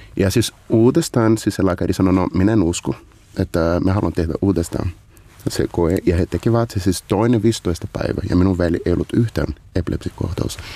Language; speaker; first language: Finnish; non-native, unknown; Portuguese